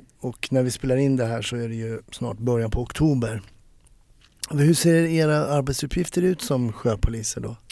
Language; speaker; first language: Swedish; native; Swedish